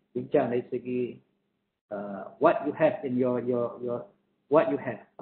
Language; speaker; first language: English; non-native, local second language; Malay